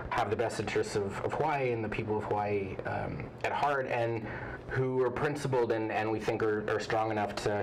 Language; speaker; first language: English; native; English